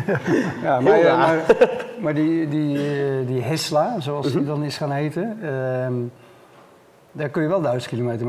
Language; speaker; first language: Dutch; native; Dutch